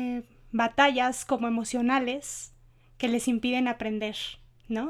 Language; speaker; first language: Spanish; native; Spanish